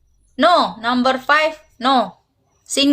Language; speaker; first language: English; non-native, learner; Indonesian